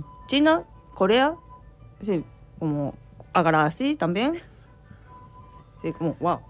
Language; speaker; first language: Spanish; non-native, learner; Japanese